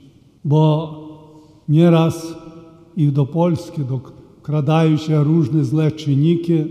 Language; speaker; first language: Polish; early bilingual, heritage; Polish